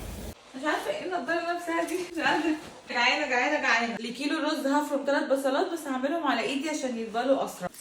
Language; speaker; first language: Arabic; native; Arabic